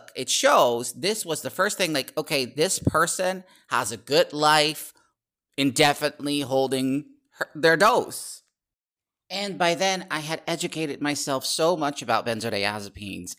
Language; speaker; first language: English; non-native, fluent; Dutch